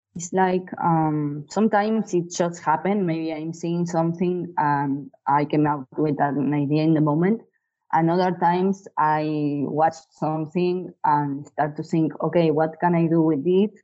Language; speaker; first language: English; non-native, fluent; Spanish